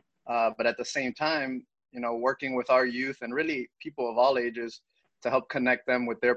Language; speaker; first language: English; native; English